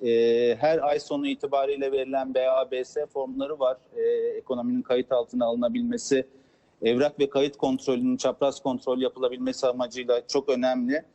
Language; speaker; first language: Turkish; native; Turkish